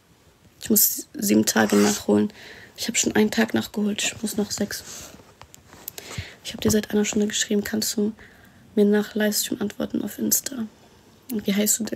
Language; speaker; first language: German; early bilingual, other home language; Arabic